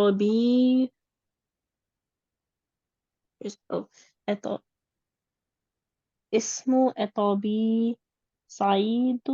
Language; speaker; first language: Arabic; non-native, learner; English